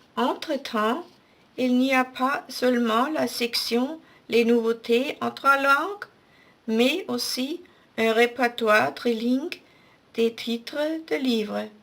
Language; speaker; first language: French; non-native, fluent; German